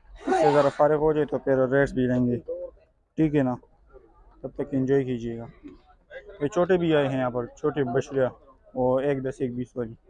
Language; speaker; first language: Urdu; non-native, local second language; Pashto